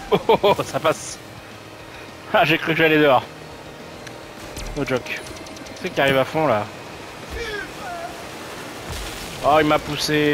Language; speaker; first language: French; native; French